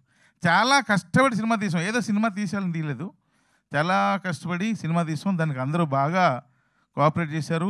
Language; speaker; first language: Telugu; native; Telugu